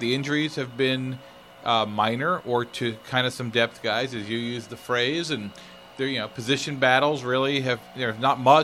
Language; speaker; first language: English; native; English